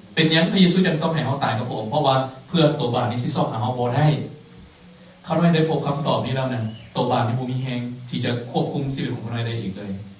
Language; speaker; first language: Thai; non-native, local second language; Lao